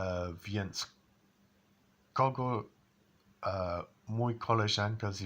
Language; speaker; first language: Polish; non-native, learner; English